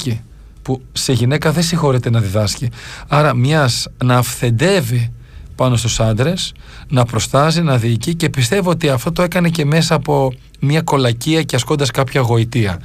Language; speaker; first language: Greek; native; Greek